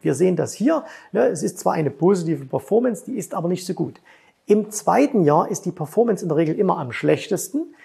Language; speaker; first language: German; native; German